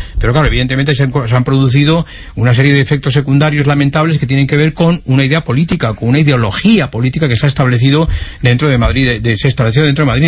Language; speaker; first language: Spanish; native; Spanish